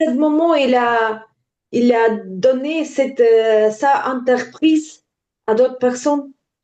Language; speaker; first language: French; non-native, learner; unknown